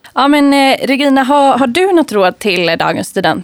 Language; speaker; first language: Swedish; native; Swedish